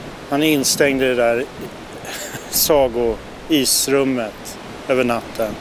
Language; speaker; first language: Swedish; native; Swedish